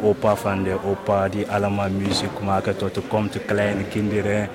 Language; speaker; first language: Dutch; non-native, learner; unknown